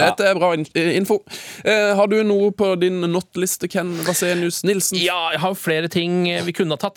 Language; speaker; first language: Norwegian; native; Norwegian